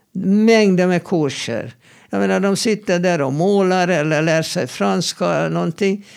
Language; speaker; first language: Swedish; non-native, fluent; Hebrew